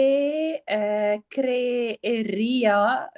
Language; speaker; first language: Spanish; non-native, learner; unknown